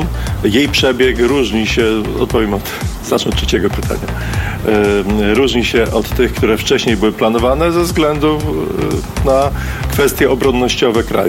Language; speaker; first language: Polish; native; Polish